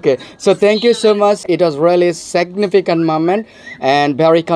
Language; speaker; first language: English; non-native, learner; Bangla